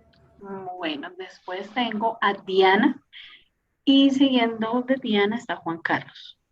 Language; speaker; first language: Spanish; native; Spanish